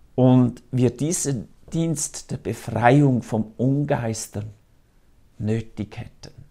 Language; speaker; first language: German; native; German